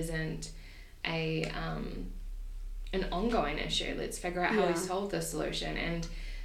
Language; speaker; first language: English; native; English